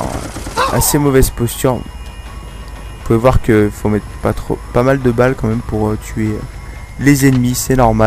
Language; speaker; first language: French; native; French